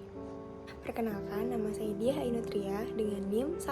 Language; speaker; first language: Malay; native; Malay